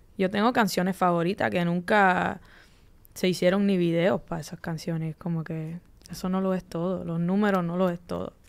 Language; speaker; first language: Spanish; early bilingual, heritage; Spanish